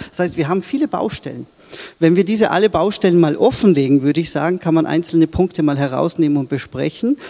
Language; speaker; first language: German; early bilingual, other home language; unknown